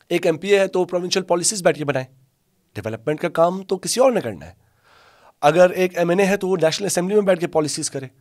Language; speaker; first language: Urdu; non-native, local second language; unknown